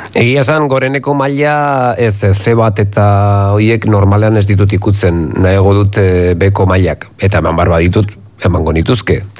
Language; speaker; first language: Basque; non-native, local second language; Spanish